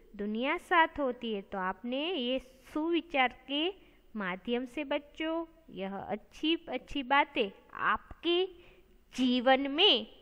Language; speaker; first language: Hindi; non-native, local second language; Gujarati